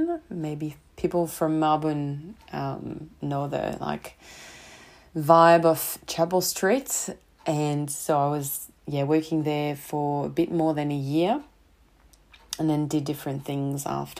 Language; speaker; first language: English; non-native, fluent; French